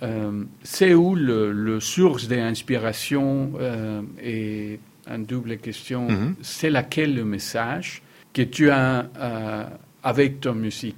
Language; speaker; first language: French; non-native, fluent; Spanish